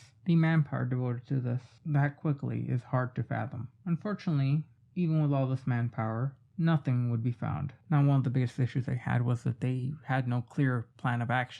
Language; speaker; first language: English; native; English